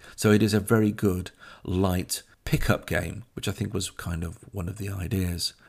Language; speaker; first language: English; native; English